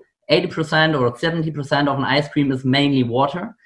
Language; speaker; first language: English; non-native, fluent; German